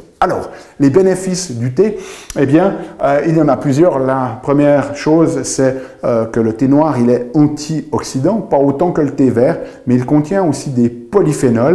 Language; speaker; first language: French; native; French